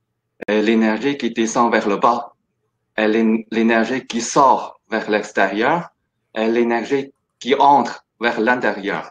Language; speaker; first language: French; non-native, fluent; Chinese